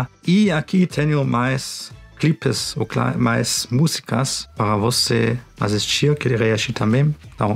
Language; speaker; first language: Portuguese; non-native, fluent; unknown